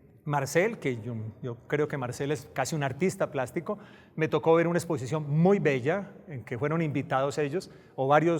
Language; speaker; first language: Spanish; native; Spanish